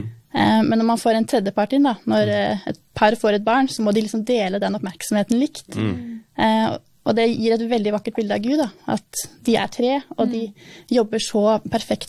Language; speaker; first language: Norwegian; native; Norwegian